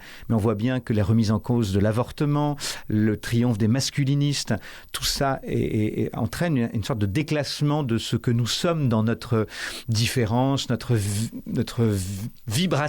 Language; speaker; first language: French; native; French